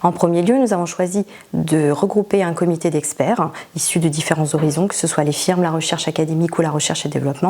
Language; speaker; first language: French; native; French